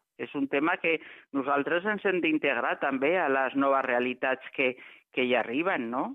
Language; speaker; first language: Catalan; non-native, local second language; Spanish